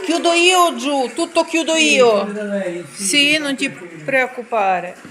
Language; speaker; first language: Italian; non-native, fluent; Ukrainian